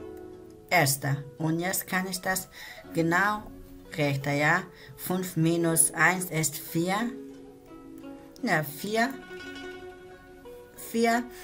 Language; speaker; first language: German; non-native, learner; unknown